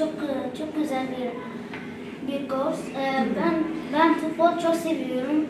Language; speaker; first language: Turkish; non-native, learner; Arabic